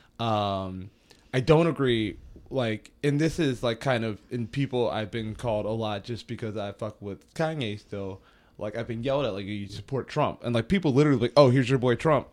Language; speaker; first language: English; native; English